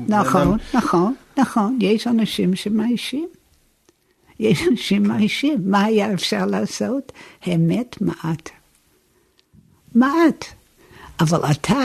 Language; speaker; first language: Hebrew; non-native, fluent; English